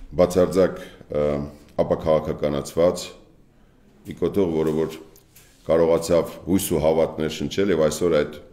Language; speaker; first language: Armenian; native; Armenian